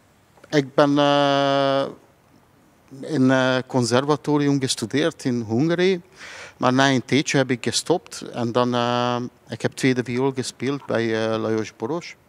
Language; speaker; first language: Dutch; non-native, fluent; Hungarian